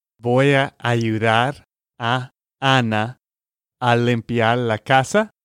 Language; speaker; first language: Spanish; non-native, learner; English